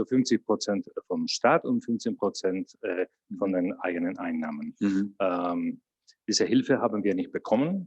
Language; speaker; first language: German; non-native, fluent; Spanish